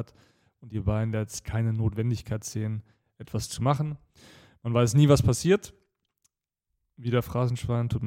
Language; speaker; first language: German; native; German